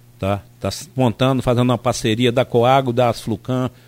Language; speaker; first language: Portuguese; native; Portuguese